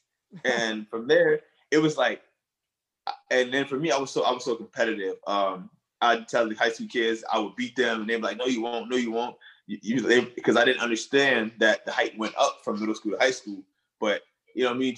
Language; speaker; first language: English; early bilingual, other home language; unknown